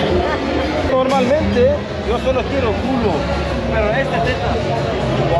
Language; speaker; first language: Spanish; non-native, learner; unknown